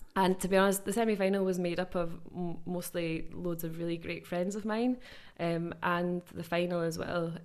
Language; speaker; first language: English; native; English